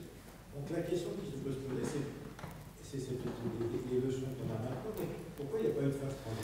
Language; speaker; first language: French; native; French